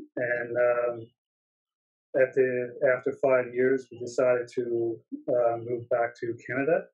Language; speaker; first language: English; native; English